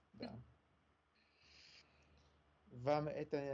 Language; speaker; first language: Russian; non-native, learner; French